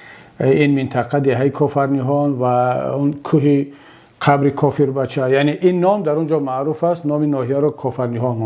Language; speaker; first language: Persian; native; Persian